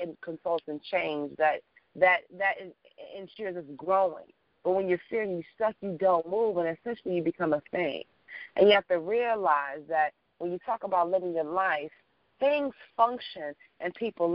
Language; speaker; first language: English; native; English